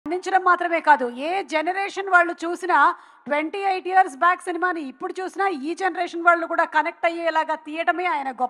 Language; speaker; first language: Telugu; native; Telugu